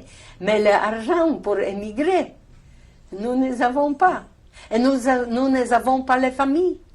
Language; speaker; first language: French; non-native, learner; Polish